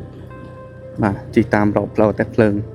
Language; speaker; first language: Khmer; native; Khmer